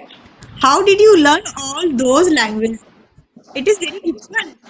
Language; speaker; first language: English; non-native, learner; Hindi